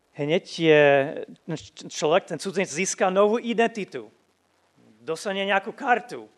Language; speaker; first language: Slovak; non-native, fluent; English